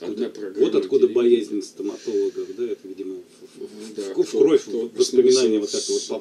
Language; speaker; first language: Russian; native; Russian